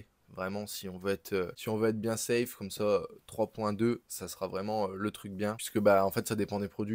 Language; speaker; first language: French; native; French